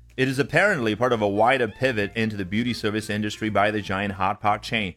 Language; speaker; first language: English; non-native, fluent; Chinese